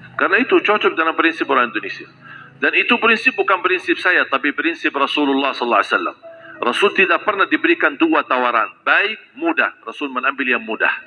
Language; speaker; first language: Malay; non-native, fluent; Arabic